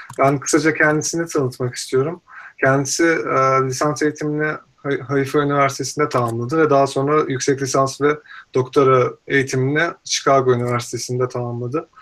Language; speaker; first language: Turkish; native; Turkish